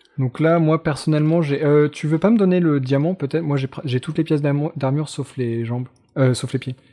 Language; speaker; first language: French; native; French